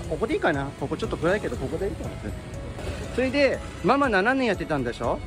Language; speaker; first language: Japanese; native; Japanese